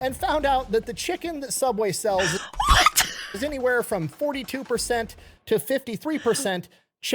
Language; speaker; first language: English; native; English